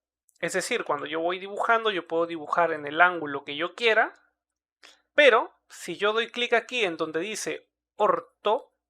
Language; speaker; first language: Spanish; native; Spanish